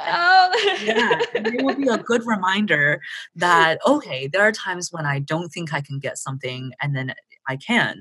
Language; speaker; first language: English; early bilingual, other home language; Chinese